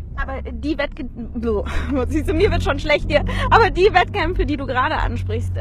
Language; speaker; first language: German; native; German